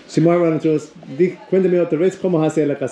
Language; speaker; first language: Spanish; non-native, learner; English